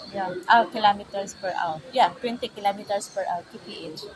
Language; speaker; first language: English; non-native, local second language; Filipino